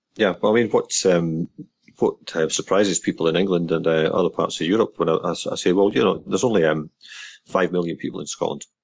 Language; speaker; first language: English; native; English